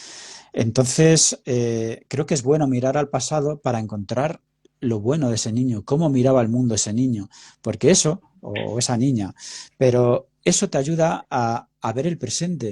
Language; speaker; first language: Spanish; native; Spanish